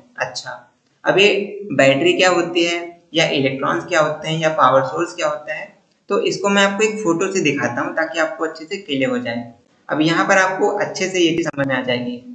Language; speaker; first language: Hindi; native; Hindi